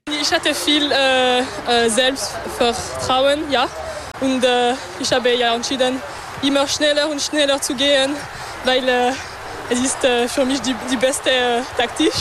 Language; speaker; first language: German; non-native, local second language; French